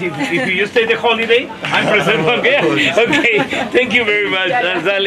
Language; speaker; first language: English; non-native, learner; Spanish